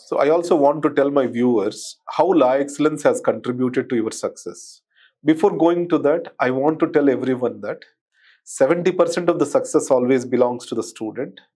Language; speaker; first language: English; non-native, local second language; Telugu